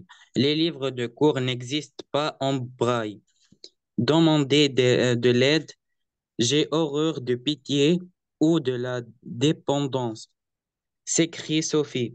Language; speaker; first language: French; non-native, learner; Arabic